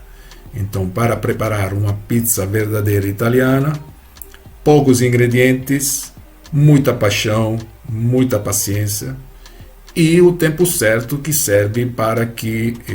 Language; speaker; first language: Portuguese; non-native, fluent; Italian